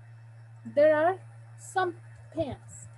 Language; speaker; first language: English; non-native, fluent; Spanish